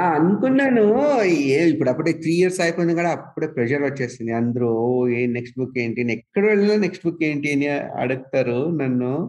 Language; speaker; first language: Telugu; non-native, local second language; Kannada